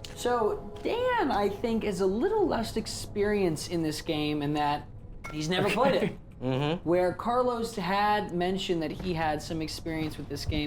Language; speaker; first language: English; native; English